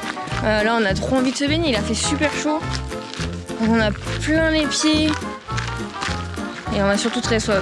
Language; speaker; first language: French; native; French